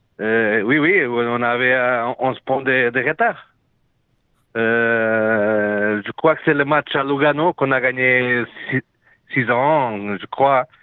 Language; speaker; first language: French; non-native, learner; Portuguese